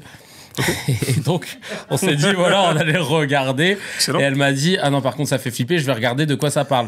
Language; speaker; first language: French; native; French